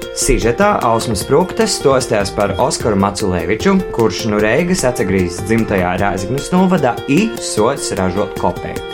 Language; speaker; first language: Latvian; native; Latvian